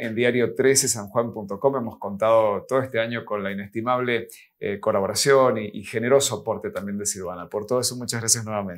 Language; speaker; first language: Spanish; native; Spanish